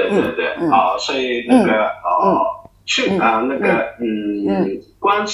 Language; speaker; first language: Chinese; non-native, fluent; Japanese